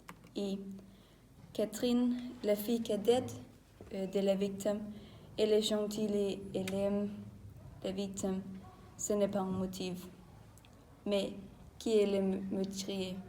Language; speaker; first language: French; non-native, learner; Danish